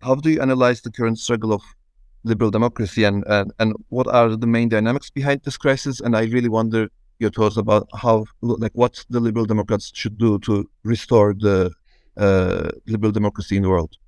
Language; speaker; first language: English; non-native, fluent; Turkish